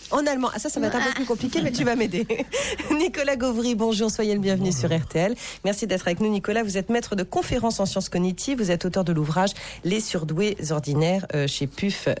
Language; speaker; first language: French; native; French